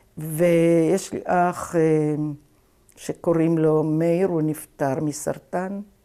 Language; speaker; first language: Hebrew; native; Hebrew